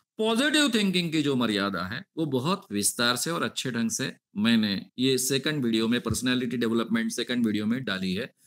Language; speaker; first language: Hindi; non-native, local second language; Marathi